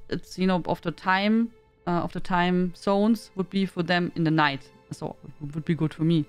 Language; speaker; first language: English; non-native, fluent; German